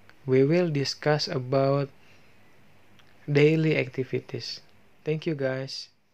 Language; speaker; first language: English; non-native, fluent; Indonesian